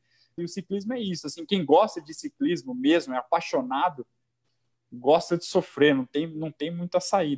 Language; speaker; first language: Portuguese; native; Portuguese